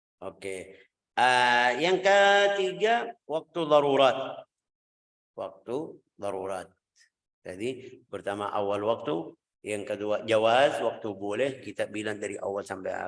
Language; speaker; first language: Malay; non-native, fluent; Arabic